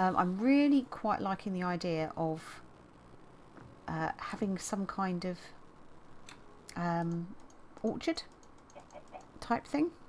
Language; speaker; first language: English; native; English